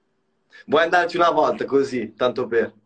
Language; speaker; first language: Italian; native; Italian